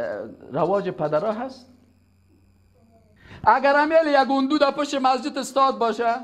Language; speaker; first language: Persian; native; Persian